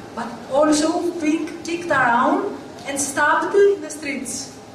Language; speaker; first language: English; non-native, learner; Greek